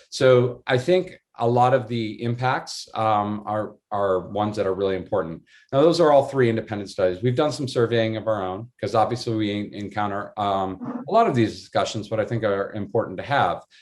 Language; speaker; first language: English; native; English